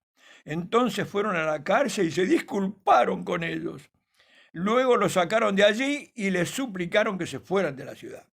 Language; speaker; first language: Spanish; native; Spanish